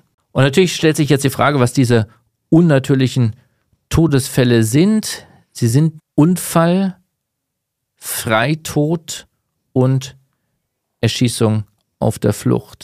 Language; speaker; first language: German; native; German